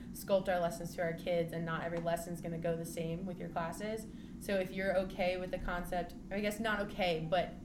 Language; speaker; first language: English; native; English